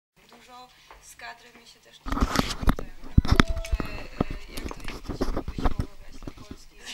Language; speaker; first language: Polish; early bilingual, heritage; Polish